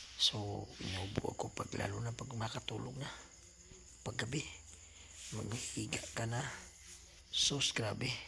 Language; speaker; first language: Filipino; non-native, local second language; Cebuano